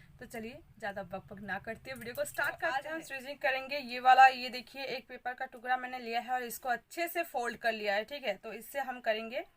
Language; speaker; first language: Hindi; non-native, local second language; Bangla